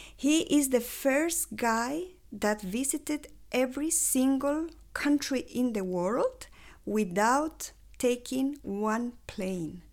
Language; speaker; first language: English; non-native, fluent; Spanish